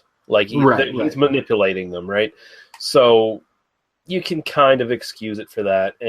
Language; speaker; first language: English; native; English